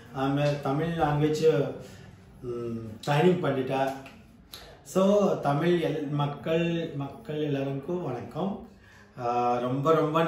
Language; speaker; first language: Tamil; non-native, learner; Telugu